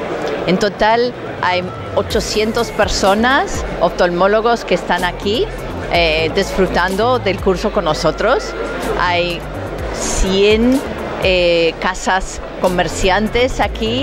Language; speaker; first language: Spanish; non-native, fluent; English